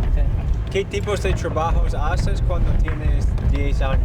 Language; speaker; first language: Spanish; non-native, learner; English